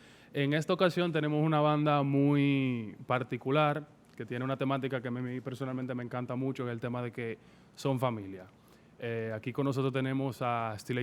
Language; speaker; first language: Spanish; native; Spanish